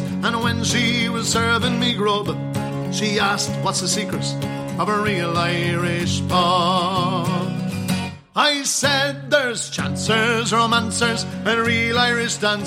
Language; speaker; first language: English; native; English